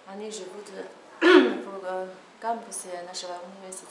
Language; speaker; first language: Russian; non-native, learner; Chinese